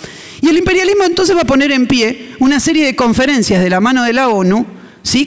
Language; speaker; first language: Spanish; native; Spanish